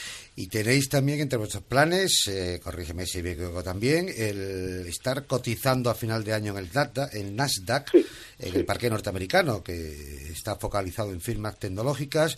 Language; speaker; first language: Spanish; native; Spanish